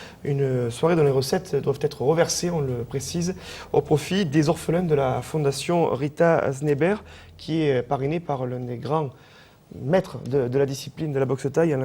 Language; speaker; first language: French; native; French